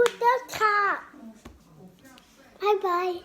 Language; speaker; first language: Thai; early bilingual, heritage; Thai